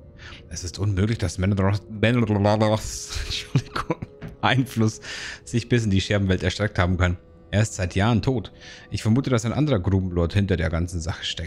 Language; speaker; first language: German; native; German